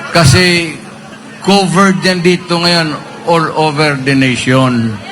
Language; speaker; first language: Filipino; non-native, local second language; Cebuano